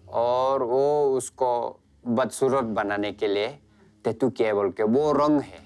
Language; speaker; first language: Hindi; non-native, local second language; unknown